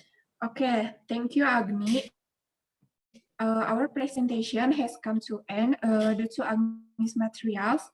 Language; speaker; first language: English; non-native, learner; Indonesian